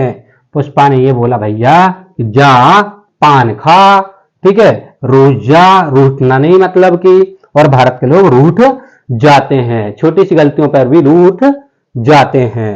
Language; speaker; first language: Hindi; native; Hindi